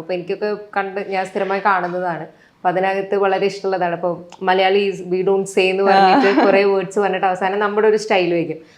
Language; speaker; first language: Malayalam; native; Malayalam